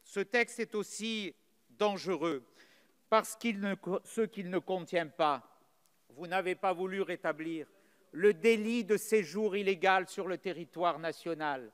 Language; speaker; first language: French; native; French